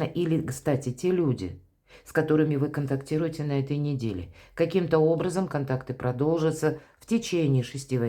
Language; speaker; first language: Russian; native; Russian